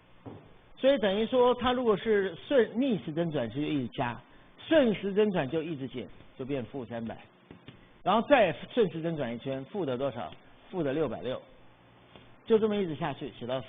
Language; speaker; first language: Chinese; native; Chinese